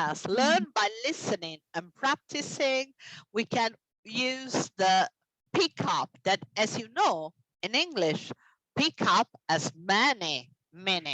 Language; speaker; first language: English; non-native, learner; Italian